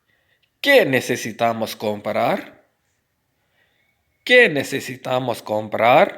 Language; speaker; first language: Spanish; non-native, fluent; Urdu